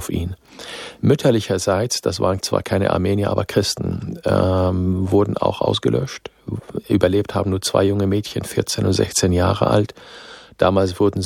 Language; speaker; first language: German; non-native, fluent; Arabic